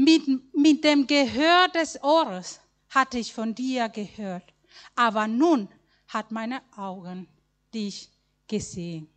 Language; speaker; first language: German; non-native, learner; Spanish